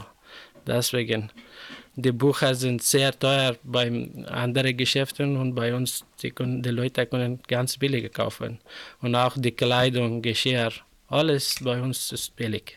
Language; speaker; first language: German; non-native, learner; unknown